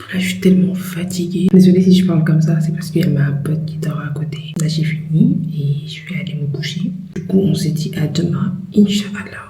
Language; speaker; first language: French; non-native, local second language; Wolof